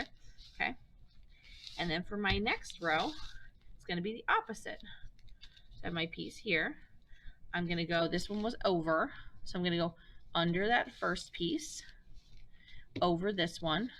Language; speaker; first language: English; native; English